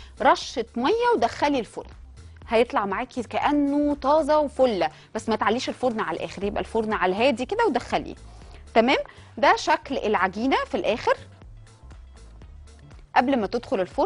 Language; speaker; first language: Arabic; native; Arabic